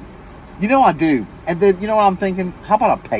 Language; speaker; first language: English; native; English